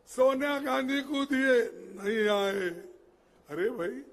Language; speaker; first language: Hindi; non-native, local second language; Kannada